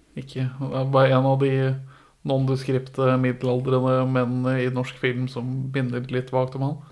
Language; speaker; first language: Norwegian; early bilingual, other home language; Persian